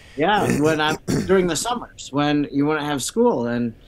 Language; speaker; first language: English; native; English